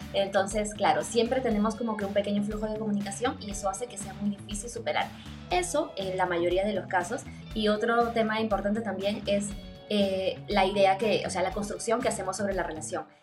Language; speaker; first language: Spanish; native; Spanish